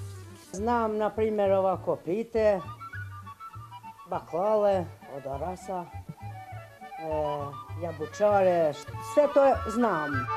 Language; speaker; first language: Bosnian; non-native, learner; Albanian